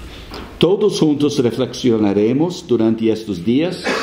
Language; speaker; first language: Spanish; non-native, fluent; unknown